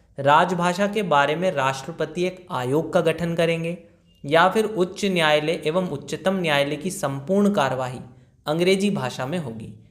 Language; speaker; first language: Hindi; native; Hindi